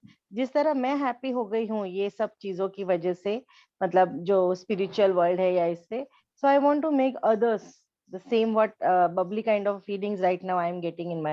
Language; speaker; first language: Hindi; native; Hindi